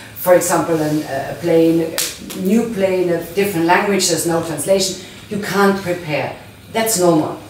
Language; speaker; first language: English; non-native, fluent; German